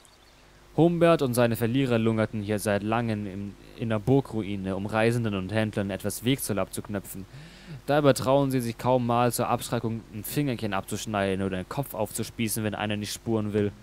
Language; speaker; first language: German; native; German